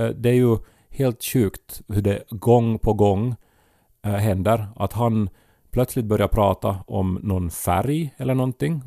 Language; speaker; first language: Swedish; native; Swedish